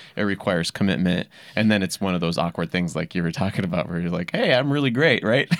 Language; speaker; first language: English; native; English